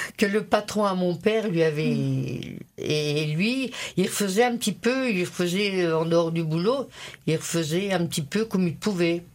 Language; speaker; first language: French; early bilingual, other home language; Italian